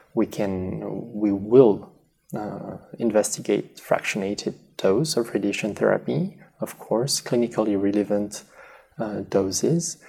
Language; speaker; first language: English; non-native, fluent; French